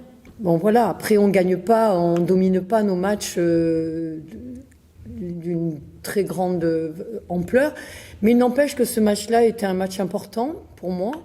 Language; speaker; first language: French; native; French